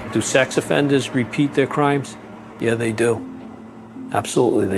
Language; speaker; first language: English; native; English